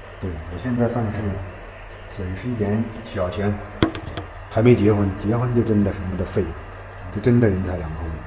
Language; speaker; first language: Chinese; native; Chinese